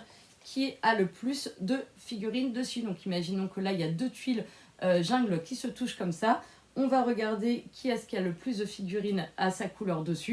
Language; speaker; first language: French; native; French